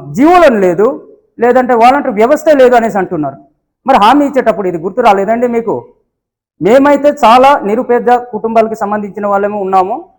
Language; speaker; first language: Telugu; native; Telugu